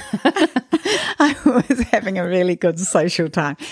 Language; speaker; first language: English; native; English